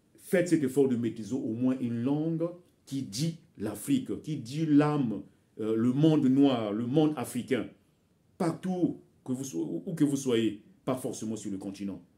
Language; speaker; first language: French; non-native, local second language; Bembe